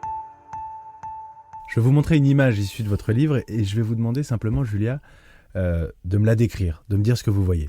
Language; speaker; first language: French; native; French